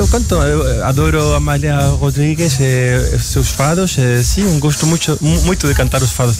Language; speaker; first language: Portuguese; non-native, learner; Spanish